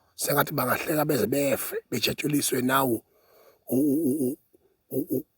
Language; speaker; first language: Zulu; native; Zulu